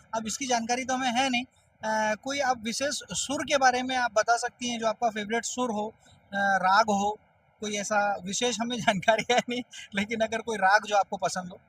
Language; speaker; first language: Hindi; native; Hindi